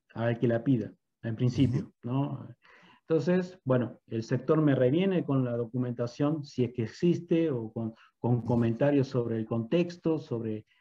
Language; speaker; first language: Spanish; native; Spanish